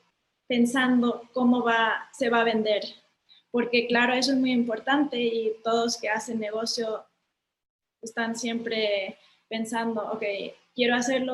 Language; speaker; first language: Spanish; early bilingual, heritage; Spanish